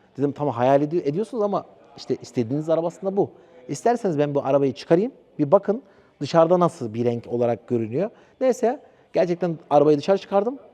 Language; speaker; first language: Turkish; early bilingual, heritage; Turkish